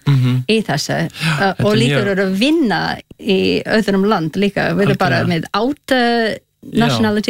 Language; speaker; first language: Icelandic; non-native, learner; English